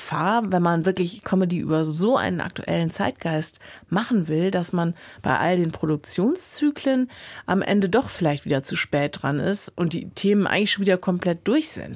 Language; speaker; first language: German; native; German